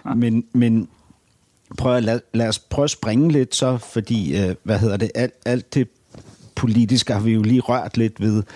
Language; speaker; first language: Danish; native; Danish